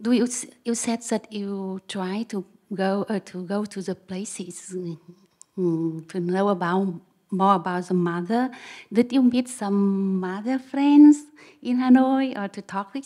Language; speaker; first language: English; non-native, learner; Vietnamese